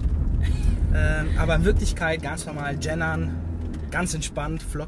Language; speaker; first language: German; early bilingual, other home language; Bosnian